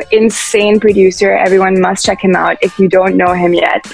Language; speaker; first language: English; early bilingual, heritage; English